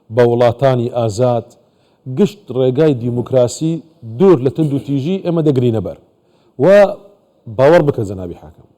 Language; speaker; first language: Central Kurdish; non-native, local second language; Assyrian Neo-Aramaic